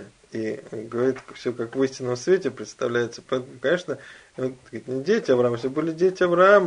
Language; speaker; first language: Russian; native; Russian